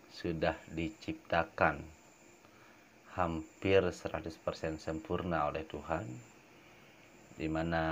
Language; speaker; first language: Indonesian; native; Indonesian